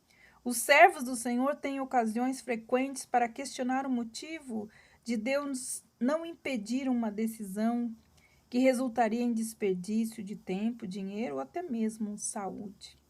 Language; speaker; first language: Portuguese; native; Portuguese